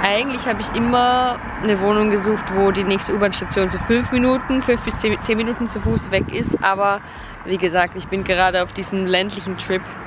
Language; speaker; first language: German; native; German